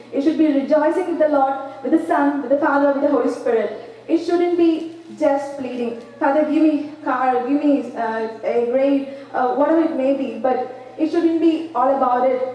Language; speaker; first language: English; non-native, local second language; Malayalam